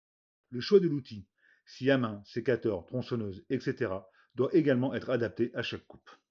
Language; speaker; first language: French; native; French